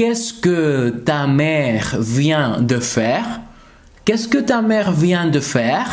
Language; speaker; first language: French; non-native, fluent; Spanish